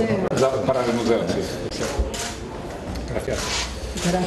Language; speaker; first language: Spanish; non-native, fluent; Croatian